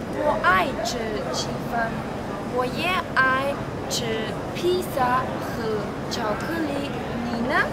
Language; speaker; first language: Chinese; non-native, learner; German